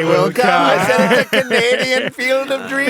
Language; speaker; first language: English; native; English